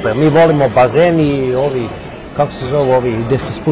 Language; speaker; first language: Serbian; early bilingual, heritage; Serbian